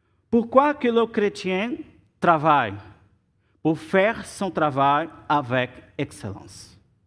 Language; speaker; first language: French; non-native, learner; Portuguese